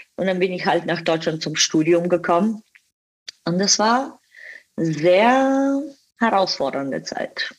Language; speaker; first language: German; non-native, fluent; Bulgarian